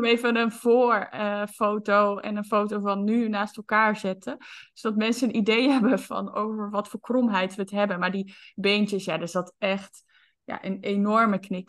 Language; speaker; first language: Dutch; native; Dutch